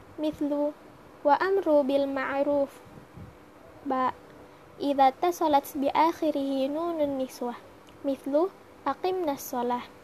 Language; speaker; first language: Arabic; non-native, learner; Indonesian